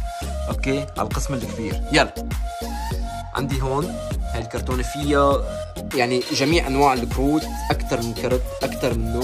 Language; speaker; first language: Arabic; native; Arabic